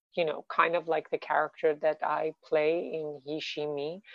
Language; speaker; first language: English; non-native, fluent; Persian